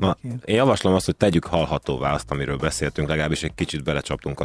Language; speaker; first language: Hungarian; native; Hungarian